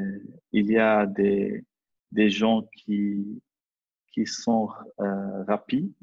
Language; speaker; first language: French; non-native, fluent; Arabic